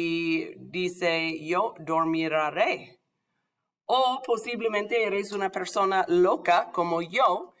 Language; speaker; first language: Spanish; non-native, fluent; English